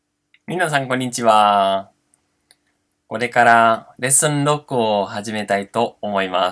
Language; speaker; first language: Japanese; non-native, fluent; Portuguese